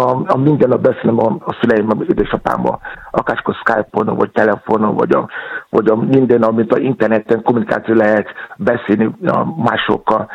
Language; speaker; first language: Hungarian; non-native, fluent; Yoruba